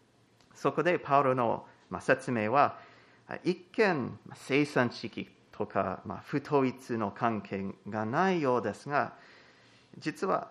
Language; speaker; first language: Japanese; non-native, fluent; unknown